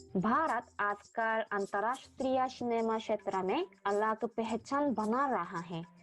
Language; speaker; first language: Hindi; non-native, learner; Korean